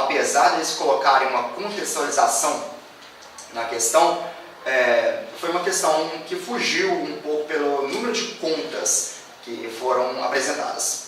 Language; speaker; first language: Portuguese; native; Portuguese